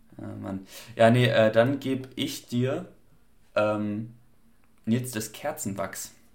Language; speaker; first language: German; native; German